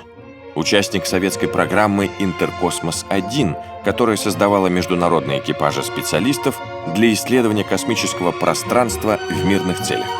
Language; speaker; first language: Russian; native; Russian